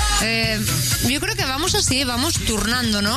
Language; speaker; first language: Spanish; native; Spanish